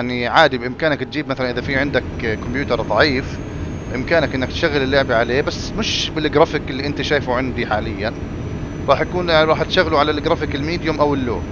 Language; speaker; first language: Arabic; native; Arabic